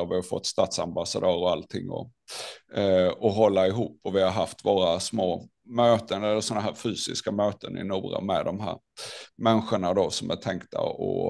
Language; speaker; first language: Swedish; native; Swedish